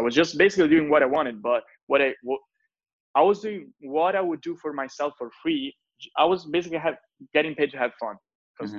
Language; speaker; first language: English; non-native, fluent; Italian